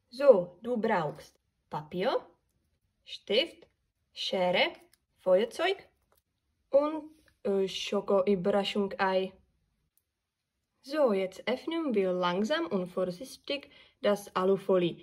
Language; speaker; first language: German; non-native, learner; Czech